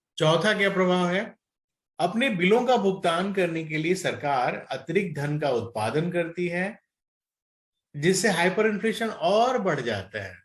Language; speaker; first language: Hindi; native; Hindi